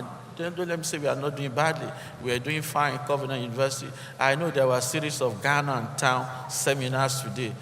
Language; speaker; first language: English; non-native, local second language; Yoruba